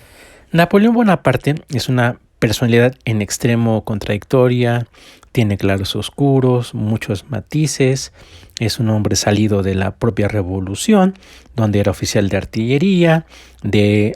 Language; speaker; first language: Spanish; native; Spanish